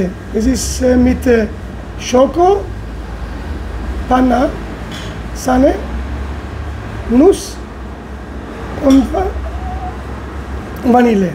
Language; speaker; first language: German; non-native, fluent; Italian